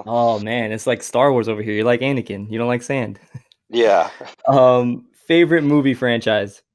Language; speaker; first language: English; native; English